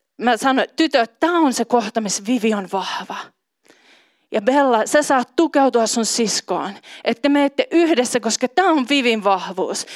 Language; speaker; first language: Finnish; native; Finnish